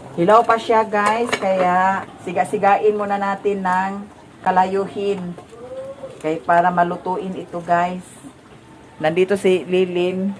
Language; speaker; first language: Filipino; non-native, local second language; Cebuano